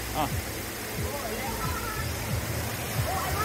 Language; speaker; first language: English; non-native, learner; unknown